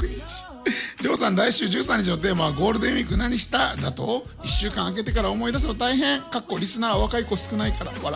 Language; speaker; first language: Japanese; native; Japanese